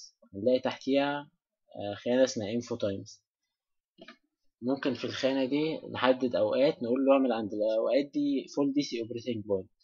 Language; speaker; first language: Arabic; native; Arabic